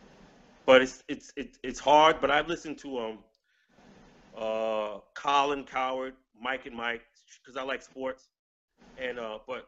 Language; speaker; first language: English; native; English